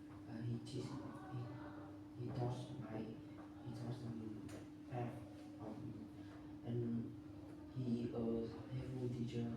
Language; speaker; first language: English; non-native, learner; Vietnamese